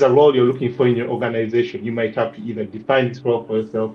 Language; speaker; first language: English; non-native, local second language; Ganda